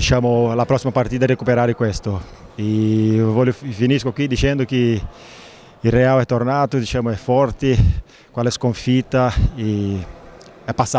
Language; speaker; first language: Italian; non-native, fluent; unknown